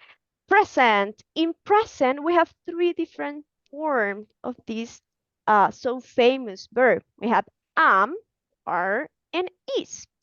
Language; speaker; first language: English; non-native, fluent; Spanish